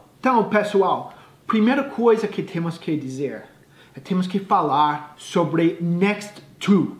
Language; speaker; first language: Portuguese; non-native, fluent; English